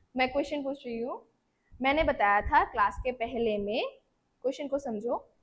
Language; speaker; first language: Hindi; non-native, local second language; Bangla